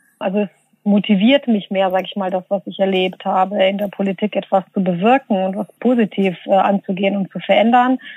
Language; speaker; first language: German; early bilingual, other home language; Bosnian